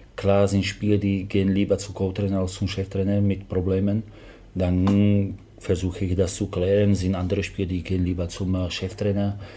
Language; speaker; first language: German; non-native, fluent; Slovak